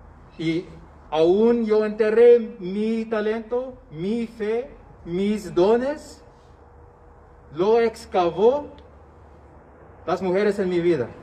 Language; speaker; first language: Spanish; non-native, learner; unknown